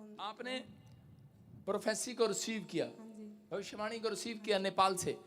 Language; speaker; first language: Hindi; non-native, local second language; Punjabi